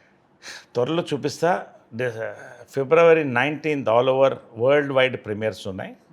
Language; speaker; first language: Telugu; native; Telugu